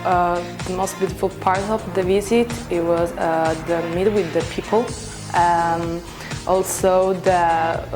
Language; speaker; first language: English; non-native, learner; Italian